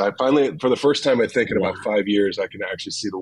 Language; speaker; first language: English; native; English